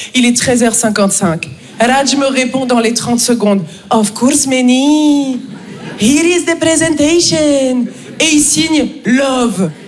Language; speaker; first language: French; native; French